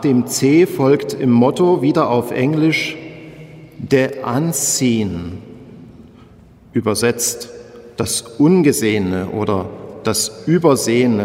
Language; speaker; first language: German; native; German